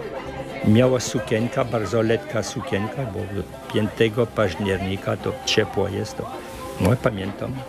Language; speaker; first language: Polish; early bilingual, heritage; French